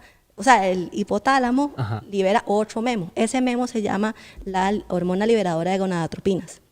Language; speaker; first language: Spanish; native; Spanish